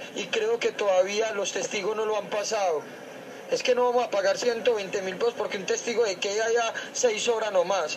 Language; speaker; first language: Spanish; native; Spanish